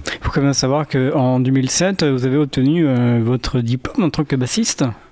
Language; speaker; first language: French; native; French